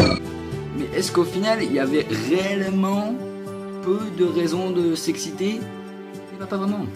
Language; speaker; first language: French; native; French